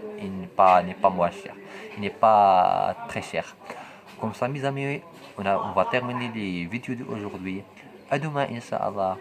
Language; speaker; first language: French; non-native, local second language; Arabic